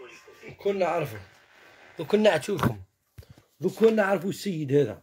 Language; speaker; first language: Arabic; native; Arabic